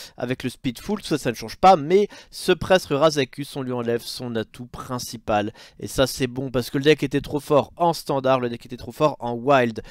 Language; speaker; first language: French; native; French